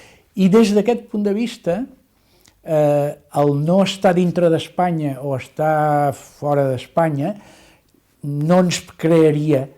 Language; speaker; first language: Catalan; native; Catalan